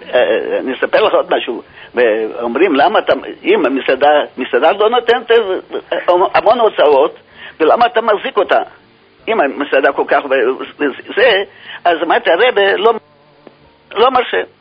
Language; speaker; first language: Hebrew; non-native, fluent; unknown